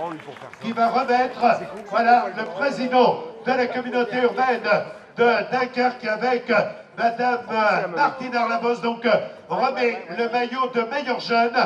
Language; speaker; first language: French; native; French